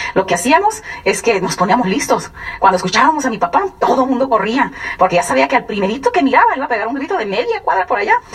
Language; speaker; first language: Spanish; native; Spanish